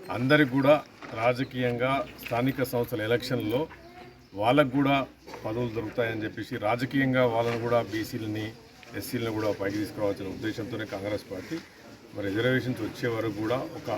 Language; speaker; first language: Telugu; native; Telugu